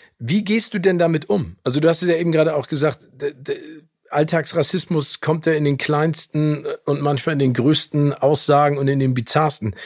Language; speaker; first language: German; native; German